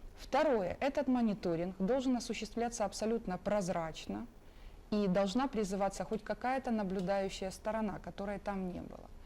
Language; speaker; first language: Russian; native; Russian